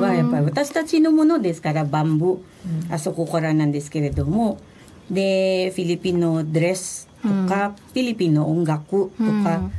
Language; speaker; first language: Japanese; non-native, fluent; Filipino